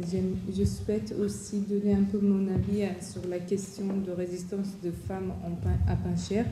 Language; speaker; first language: French; non-native, fluent; Persian